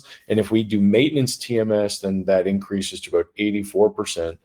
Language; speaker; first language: English; native; English